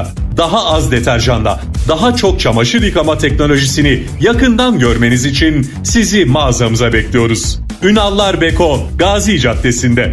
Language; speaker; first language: Turkish; native; Turkish